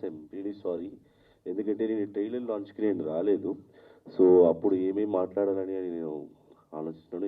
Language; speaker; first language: Telugu; non-native, fluent; Tamil